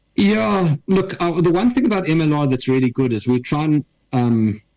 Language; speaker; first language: English; native; English